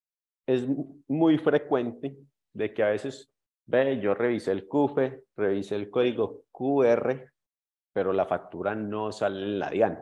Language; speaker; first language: Spanish; native; Spanish